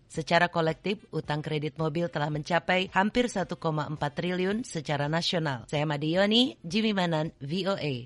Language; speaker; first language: Indonesian; native; Indonesian